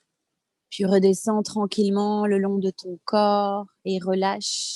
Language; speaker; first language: French; native; French